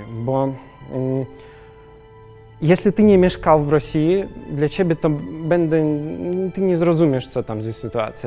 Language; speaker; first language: Polish; non-native, learner; Russian